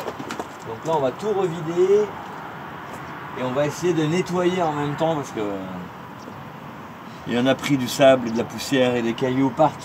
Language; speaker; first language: French; native; French